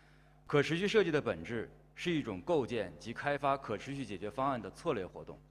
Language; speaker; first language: Chinese; native; Chinese